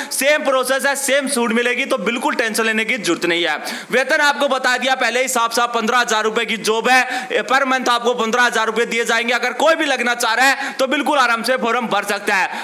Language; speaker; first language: Hindi; native; Hindi